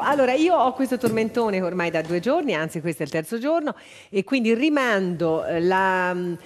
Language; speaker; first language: Italian; native; Italian